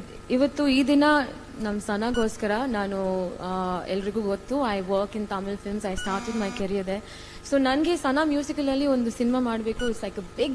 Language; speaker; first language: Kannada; non-native, learner; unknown